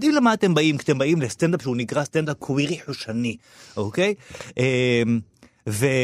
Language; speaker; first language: Hebrew; native; Hebrew